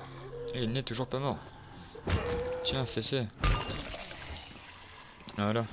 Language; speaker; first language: French; native; French